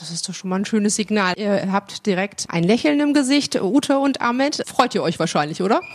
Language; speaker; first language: German; native; German